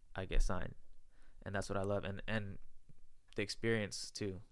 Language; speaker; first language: English; early bilingual, other home language; Filipino